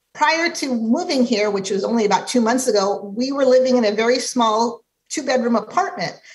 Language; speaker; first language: English; native; English